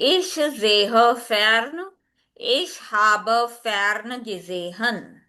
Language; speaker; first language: German; non-native, fluent; Hindi